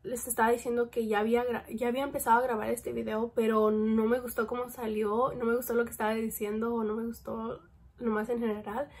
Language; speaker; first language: Spanish; early bilingual, heritage; Spanish